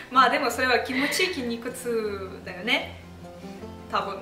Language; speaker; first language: Japanese; non-native, fluent; Russian